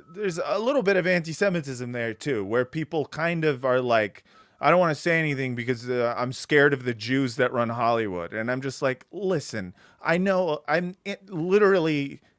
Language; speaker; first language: English; native; English